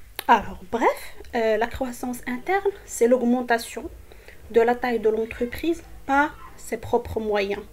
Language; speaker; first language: French; non-native, local second language; Arabic